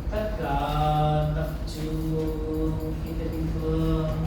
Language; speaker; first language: Vietnamese; non-native, learner; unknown